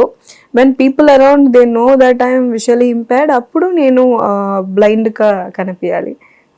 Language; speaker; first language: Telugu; non-native, learner; Tamil